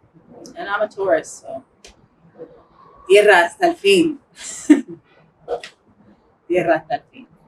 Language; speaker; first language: Spanish; early bilingual, heritage; English